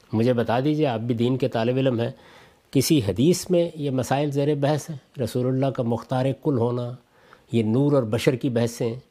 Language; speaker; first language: Urdu; non-native, local second language; Punjabi